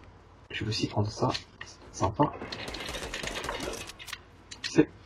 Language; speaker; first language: French; native; French